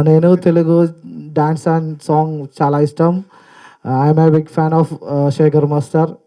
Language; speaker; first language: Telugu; non-native, learner; Malayalam